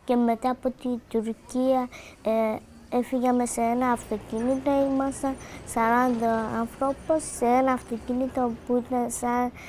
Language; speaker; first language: Greek; early bilingual, other home language; Persian